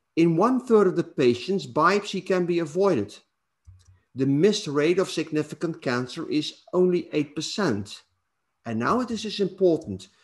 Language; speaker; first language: English; non-native, fluent; Dutch